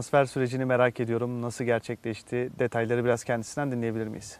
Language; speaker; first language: Turkish; native; Turkish